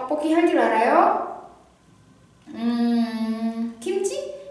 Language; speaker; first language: Korean; non-native, fluent; Indonesian